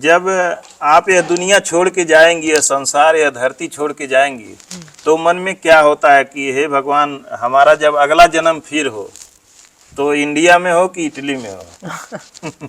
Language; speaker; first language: Hindi; native; Hindi